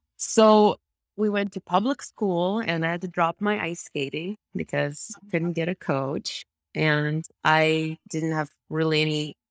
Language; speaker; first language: English; early bilingual, other home language; Russian